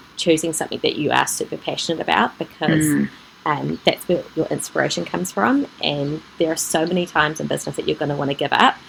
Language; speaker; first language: English; native; English